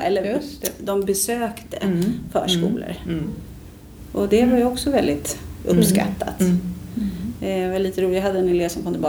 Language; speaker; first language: Swedish; native; Swedish